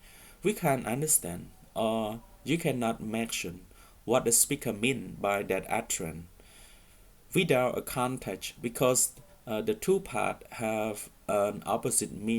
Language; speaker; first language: English; non-native, fluent; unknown